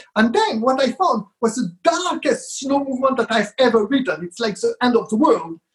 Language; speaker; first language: English; non-native, fluent; Hebrew